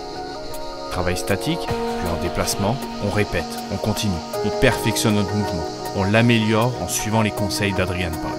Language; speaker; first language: French; native; French